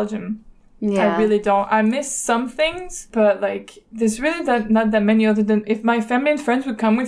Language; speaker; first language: English; non-native, fluent; French